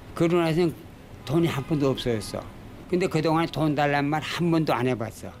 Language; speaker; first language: Korean; native; Korean